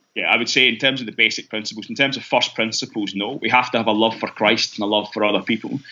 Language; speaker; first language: English; native; English